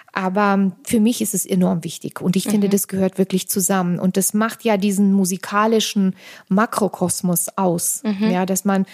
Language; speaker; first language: German; non-native, fluent; Armenian